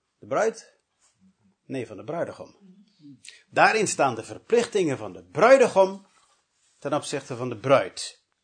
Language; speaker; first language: Dutch; early bilingual, other home language; English